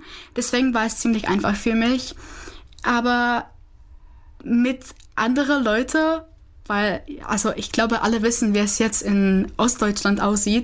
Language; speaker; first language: German; non-native, fluent; Czech